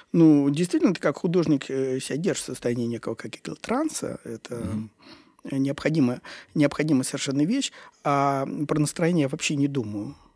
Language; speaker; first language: Russian; native; Russian